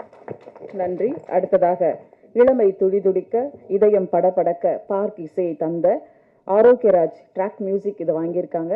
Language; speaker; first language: Tamil; native; Tamil